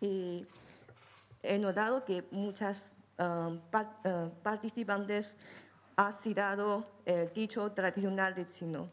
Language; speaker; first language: Spanish; non-native, fluent; Chinese